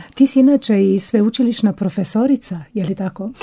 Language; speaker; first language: Croatian; native; Croatian